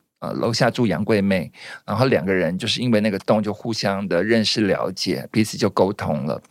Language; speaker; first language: Chinese; native; Chinese